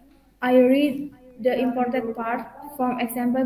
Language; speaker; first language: English; non-native, learner; Indonesian